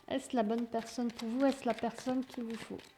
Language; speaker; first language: French; native; French